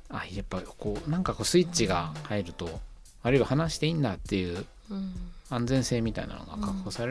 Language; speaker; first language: Japanese; native; Japanese